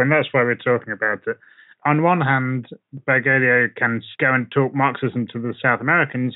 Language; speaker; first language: English; native; English